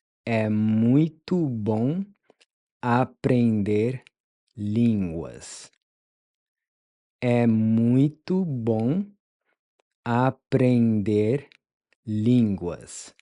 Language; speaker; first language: Portuguese; non-native, fluent; English